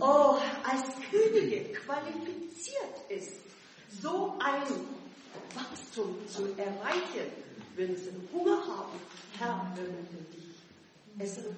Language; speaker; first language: German; non-native, fluent; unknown